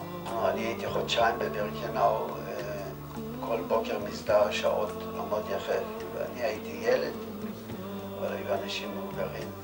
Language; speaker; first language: Hebrew; non-native, fluent; Yiddish